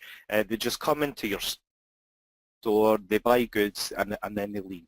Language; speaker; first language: English; native; English